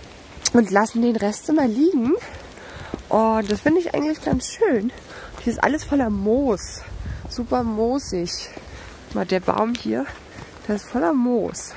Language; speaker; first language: German; native; German